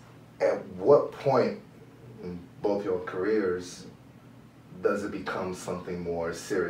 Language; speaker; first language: English; native; English